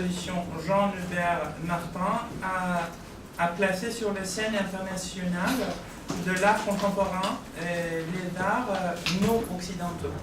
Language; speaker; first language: French; non-native, fluent; Persian